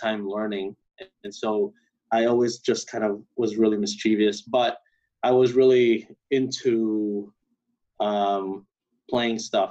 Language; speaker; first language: English; early bilingual, other home language; Cebuano